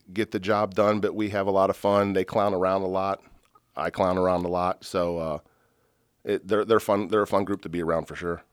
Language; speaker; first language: English; native; English